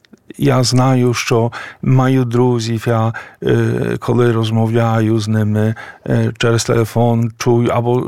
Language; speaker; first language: Ukrainian; non-native, fluent; Polish